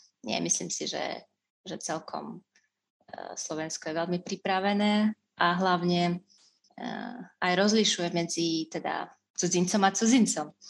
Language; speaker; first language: Slovak; non-native, fluent; Russian